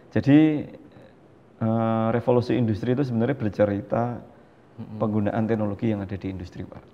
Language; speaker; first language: Indonesian; native; Indonesian